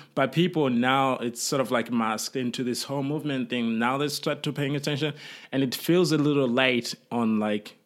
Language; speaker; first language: English; non-native, local second language; Kinyarwanda